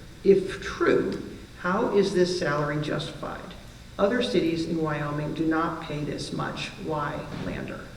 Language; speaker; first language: English; native; English